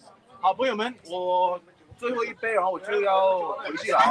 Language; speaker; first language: Chinese; early bilingual, heritage; Chinese